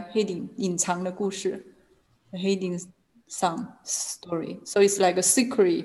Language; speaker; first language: English; non-native, learner; Chinese